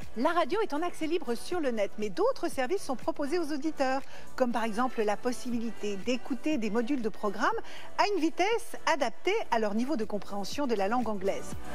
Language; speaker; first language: French; native; French